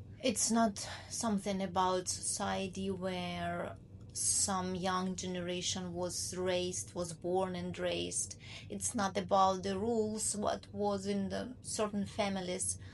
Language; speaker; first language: English; non-native, learner; Ukrainian